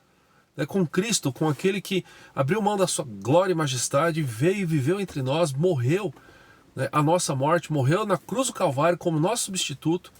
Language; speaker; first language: Portuguese; native; Portuguese